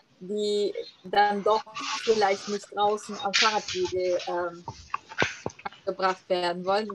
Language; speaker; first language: German; native; German